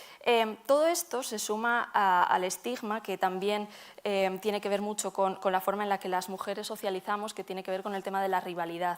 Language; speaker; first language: Spanish; native; Spanish